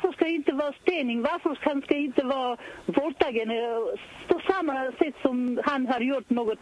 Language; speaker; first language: Swedish; non-native, fluent; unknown